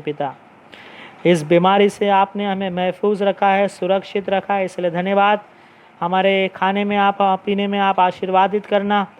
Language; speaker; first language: Hindi; non-native, local second language; Telugu